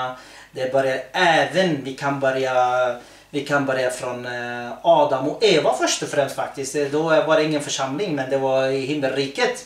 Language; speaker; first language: Swedish; early bilingual, other home language; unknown